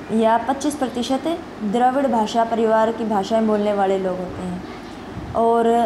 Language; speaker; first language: Hindi; native; Hindi